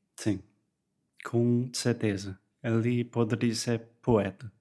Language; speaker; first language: Portuguese; non-native, fluent; English